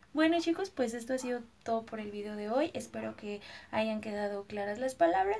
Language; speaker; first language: Spanish; native; Spanish